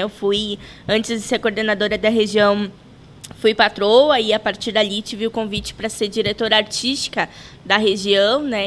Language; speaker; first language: Portuguese; native; Portuguese